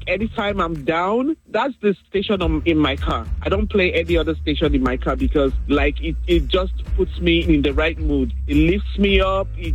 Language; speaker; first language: English; non-native, local second language; Igbo